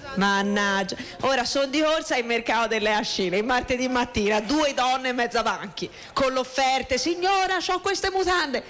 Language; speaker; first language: Italian; native; Italian